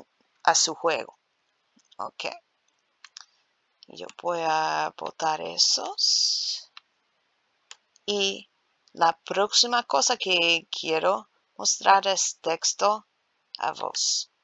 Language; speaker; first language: Spanish; non-native, learner; English